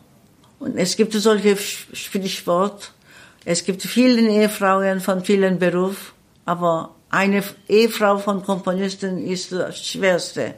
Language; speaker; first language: German; non-native, learner; Korean